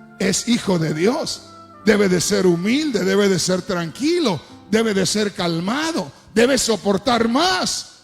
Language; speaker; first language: Spanish; native; Spanish